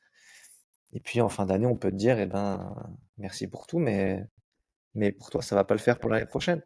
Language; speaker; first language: French; native; French